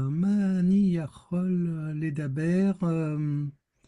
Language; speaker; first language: Hebrew; non-native, learner; French